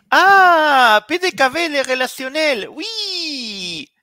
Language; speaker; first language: French; native; French